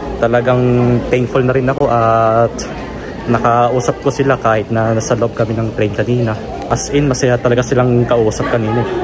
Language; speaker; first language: Filipino; native; Filipino